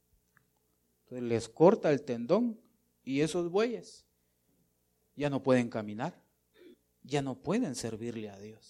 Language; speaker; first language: Spanish; native; Spanish